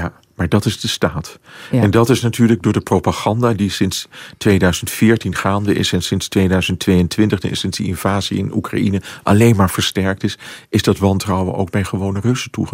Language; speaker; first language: Dutch; native; Dutch